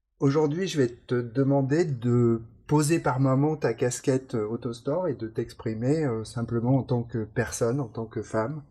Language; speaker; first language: French; native; French